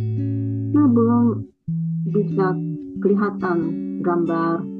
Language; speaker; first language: Indonesian; non-native, fluent; Japanese